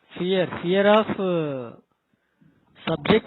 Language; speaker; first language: English; non-native, local second language; Telugu